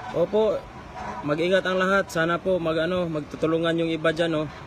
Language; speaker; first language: Filipino; non-native, local second language; Cebuano